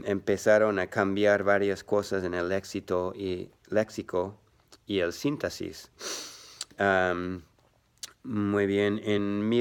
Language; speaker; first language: Spanish; non-native, learner; English